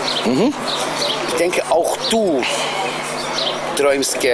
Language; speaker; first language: German; native; German